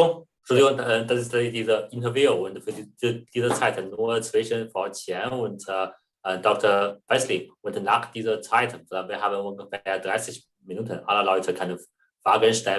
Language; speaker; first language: German; non-native, learner; Chinese